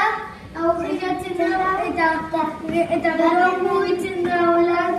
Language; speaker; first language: Basque; non-native, local second language; Spanish